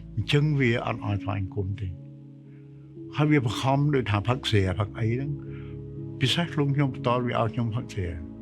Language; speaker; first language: Khmer; non-native, local second language; Western Cham